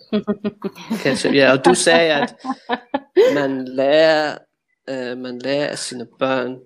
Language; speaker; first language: Danish; non-native, fluent; English